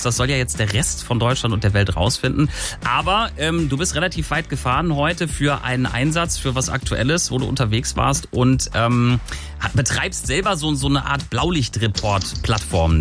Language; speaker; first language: German; native; German